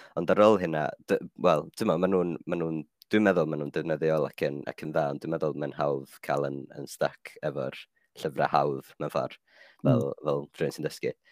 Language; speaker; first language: Welsh; non-native, fluent; Finnish